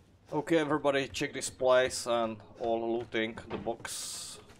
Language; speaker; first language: English; non-native, learner; Czech